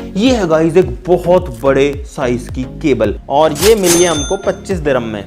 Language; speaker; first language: Hindi; native; Hindi